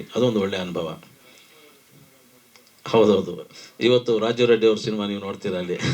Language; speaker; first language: Kannada; native; Kannada